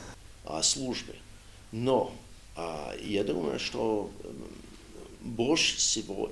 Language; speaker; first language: Russian; non-native, learner; English